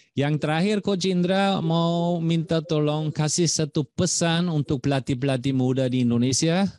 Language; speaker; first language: Indonesian; non-native, fluent; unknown